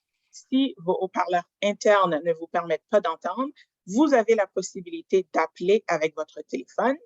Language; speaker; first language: French; native; French